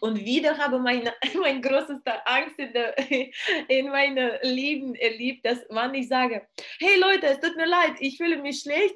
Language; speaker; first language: German; non-native, learner; Russian